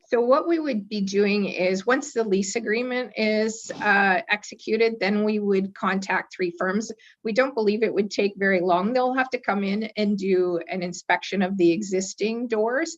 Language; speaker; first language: English; native; English